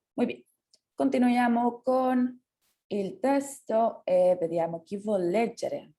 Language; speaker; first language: Italian; non-native, fluent; Spanish